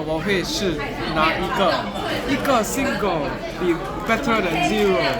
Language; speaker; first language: Chinese; non-native, learner; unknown